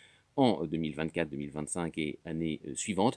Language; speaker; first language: French; native; French